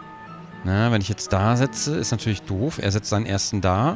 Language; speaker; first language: German; native; German